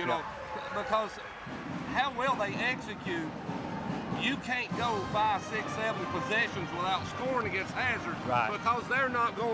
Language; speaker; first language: English; native; English